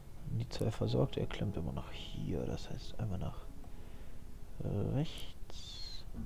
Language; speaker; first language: German; native; German